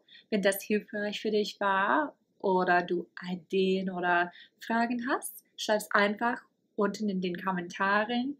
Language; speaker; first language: German; non-native, fluent; English